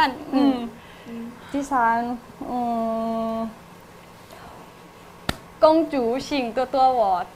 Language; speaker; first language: Chinese; non-native, learner; Thai